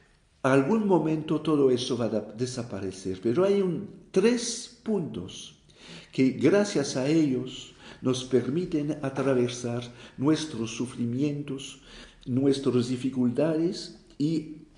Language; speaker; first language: Spanish; non-native, fluent; French